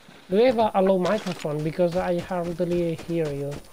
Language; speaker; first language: English; non-native, fluent; Italian